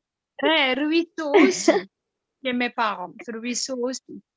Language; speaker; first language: French; non-native, local second language; Arabic